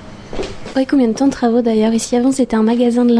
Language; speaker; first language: French; native; French